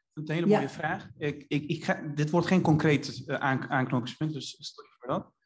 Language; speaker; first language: Dutch; native; Dutch